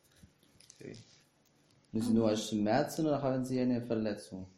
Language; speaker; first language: German; non-native, learner; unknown